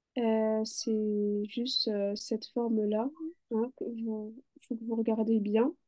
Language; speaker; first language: French; native; French